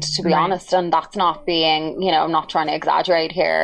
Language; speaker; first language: English; native; English